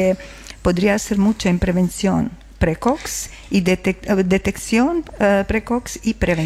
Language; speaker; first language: Spanish; non-native, learner; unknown